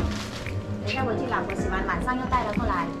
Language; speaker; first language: Chinese; native; Chinese